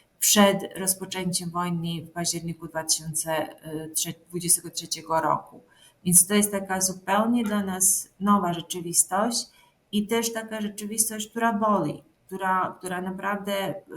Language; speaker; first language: Polish; non-native, fluent; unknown